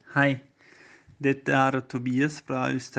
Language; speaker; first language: Norwegian; non-native, learner; German